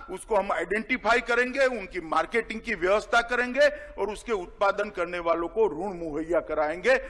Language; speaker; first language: Hindi; non-native, local second language; Gujarati